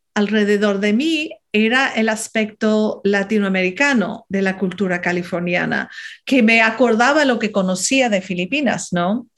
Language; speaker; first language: Spanish; non-native, fluent; English